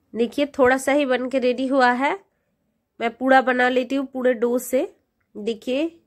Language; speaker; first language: Hindi; non-native, local second language; Bangla